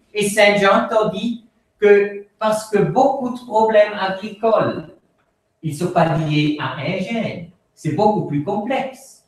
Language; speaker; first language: French; non-native, fluent; Swiss German